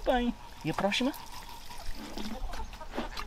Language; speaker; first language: Portuguese; non-native, learner; English